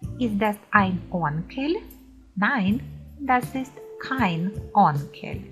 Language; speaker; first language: German; non-native, fluent; Ukrainian